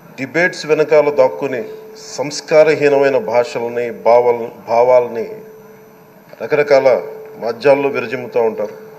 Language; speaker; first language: Telugu; native; Telugu